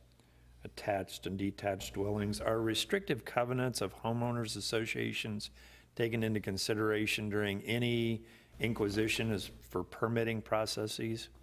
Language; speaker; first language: English; native; English